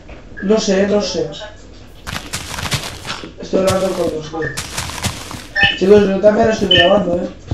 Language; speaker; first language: Spanish; native; Spanish